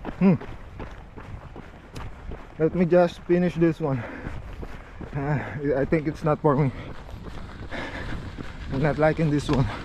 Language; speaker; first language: English; non-native, local second language; Filipino